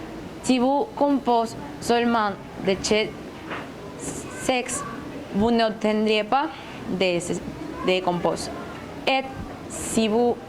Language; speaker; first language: French; non-native, learner; Spanish